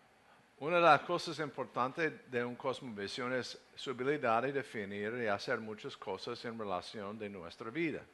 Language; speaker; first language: Spanish; non-native, learner; English